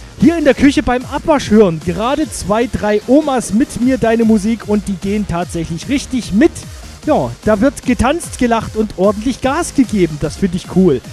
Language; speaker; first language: German; native; German